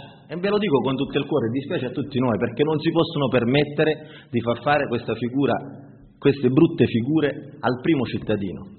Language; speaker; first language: Italian; native; Italian